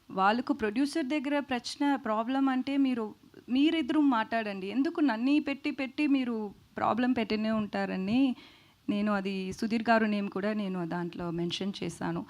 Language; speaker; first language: Telugu; non-native, learner; Tamil